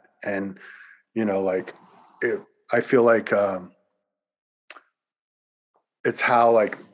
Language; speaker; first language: English; native; English